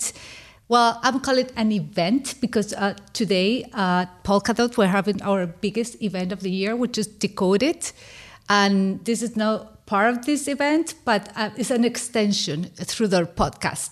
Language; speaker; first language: English; non-native, fluent; Spanish